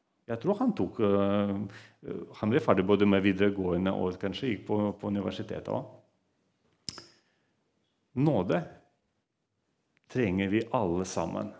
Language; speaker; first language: Norwegian; non-native, fluent; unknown